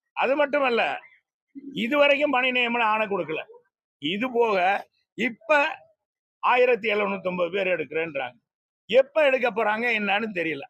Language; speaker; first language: Tamil; native; Tamil